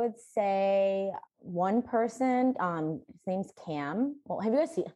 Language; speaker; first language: English; native; English